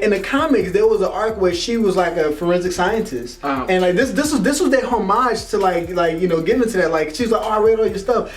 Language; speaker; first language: English; native; English